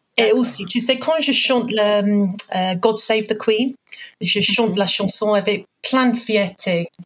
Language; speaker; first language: French; non-native, fluent; English